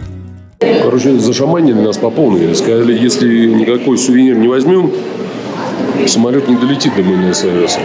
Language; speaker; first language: Russian; native; Russian